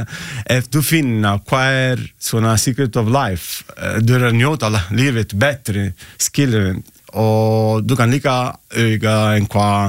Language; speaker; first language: Icelandic; non-native, learner; Italian